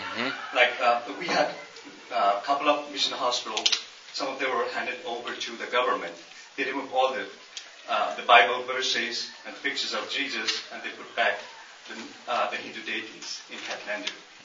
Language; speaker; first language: English; non-native, local second language; Nepali